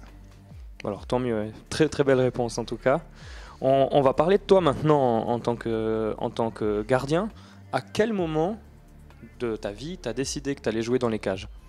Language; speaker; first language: French; native; French